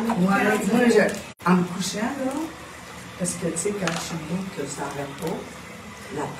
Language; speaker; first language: French; native; French